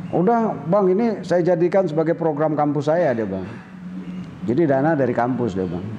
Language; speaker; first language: Indonesian; non-native, local second language; Minangkabau